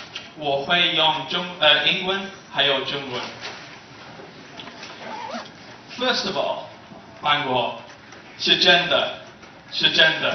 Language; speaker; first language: Chinese; non-native, learner; English